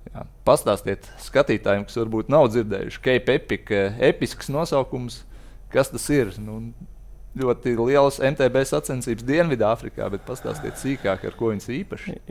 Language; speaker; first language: Latvian; native; Latvian